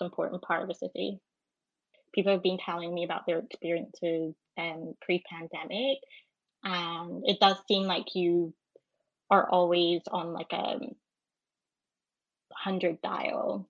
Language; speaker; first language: English; native; English